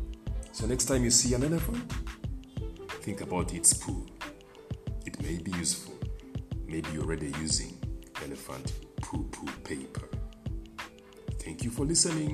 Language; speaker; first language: English; non-native, local second language; Ganda